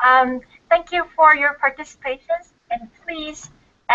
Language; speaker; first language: English; non-native, learner; Korean